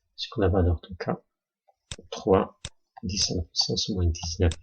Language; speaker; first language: French; non-native, local second language; Arabic